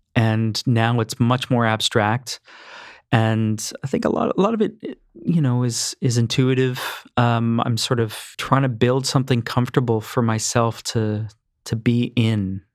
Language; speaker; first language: English; native; English